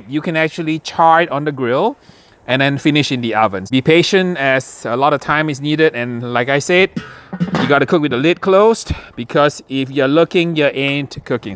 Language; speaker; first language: English; native; English